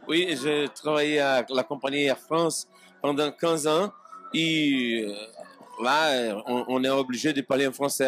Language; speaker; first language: French; non-native, fluent; Portuguese